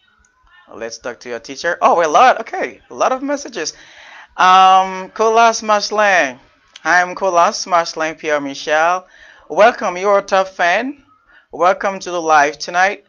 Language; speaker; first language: English; non-native, fluent; Haitian Creole